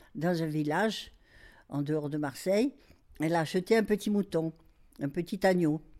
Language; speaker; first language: French; native; French